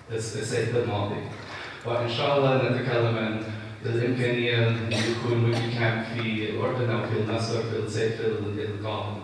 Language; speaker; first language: Arabic; non-native, fluent; English